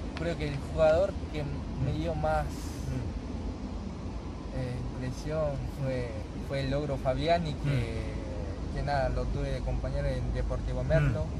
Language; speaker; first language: Spanish; non-native, fluent; Japanese